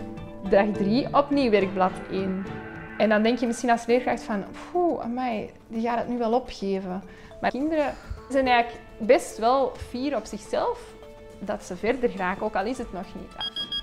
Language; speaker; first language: Dutch; native; Dutch